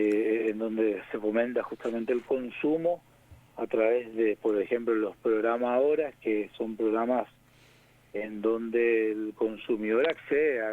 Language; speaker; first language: Spanish; native; Spanish